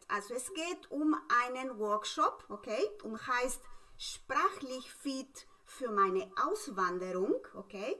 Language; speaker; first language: German; non-native, fluent; Spanish